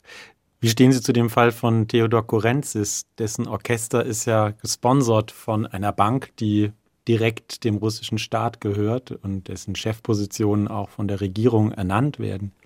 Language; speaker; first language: German; native; German